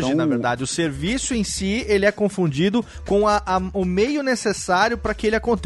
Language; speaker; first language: Portuguese; native; Portuguese